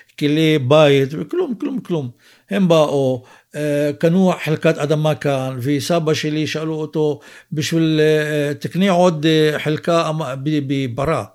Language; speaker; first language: Hebrew; non-native, local second language; Arabic